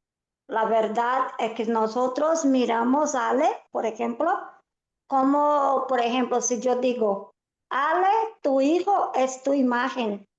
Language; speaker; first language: Spanish; non-native, fluent; Portuguese